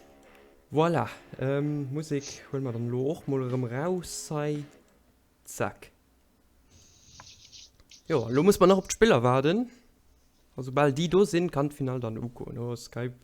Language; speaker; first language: German; non-native, local second language; Luxembourgish